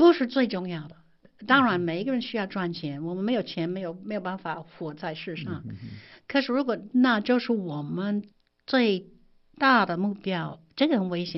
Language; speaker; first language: Chinese; non-native, fluent; English